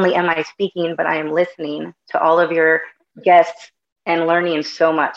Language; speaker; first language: English; native; English